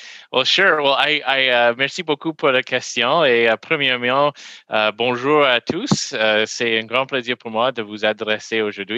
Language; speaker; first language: French; non-native, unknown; English